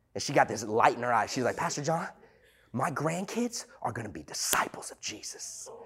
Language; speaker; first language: English; native; English